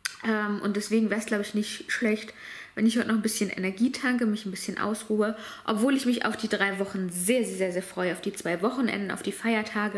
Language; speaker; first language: German; native; German